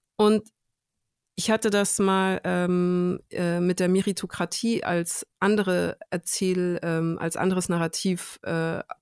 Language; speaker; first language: German; native; German